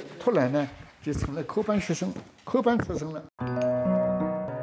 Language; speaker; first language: Chinese; native; Chinese